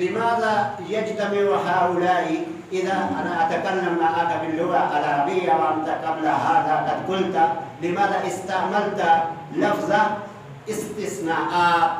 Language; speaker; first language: Arabic; non-native, fluent; Urdu